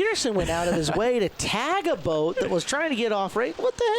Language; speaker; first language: English; native; English